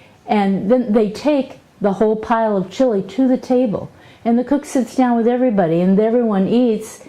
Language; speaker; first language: English; native; English